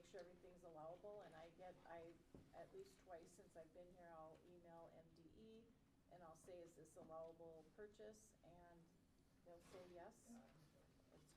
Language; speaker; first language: English; native; English